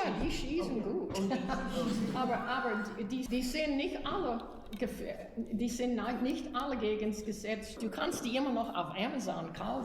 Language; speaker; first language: German; early bilingual, heritage; German